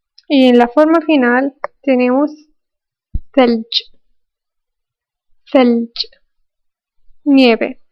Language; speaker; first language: Spanish; non-native, fluent; Arabic